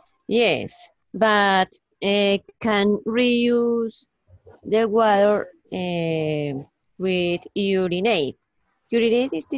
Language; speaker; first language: English; non-native, learner; Spanish